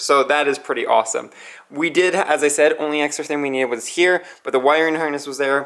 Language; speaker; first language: English; native; English